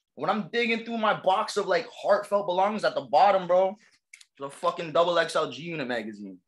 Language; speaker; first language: English; native; English